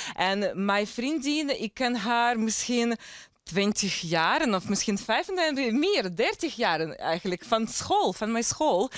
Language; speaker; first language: Dutch; non-native, learner; Ukrainian